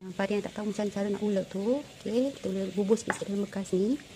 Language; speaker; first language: Malay; native; Malay